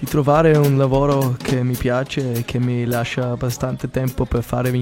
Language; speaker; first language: Italian; non-native, learner; German